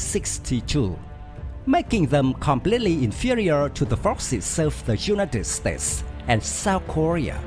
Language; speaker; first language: English; non-native, fluent; Vietnamese